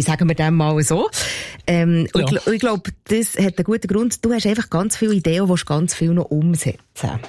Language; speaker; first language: German; native; German